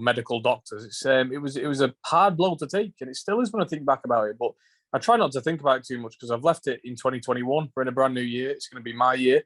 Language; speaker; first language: English; native; English